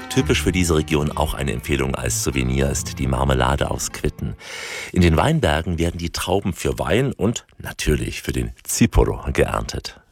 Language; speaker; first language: German; native; German